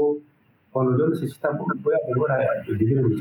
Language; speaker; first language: Spanish; non-native, learner; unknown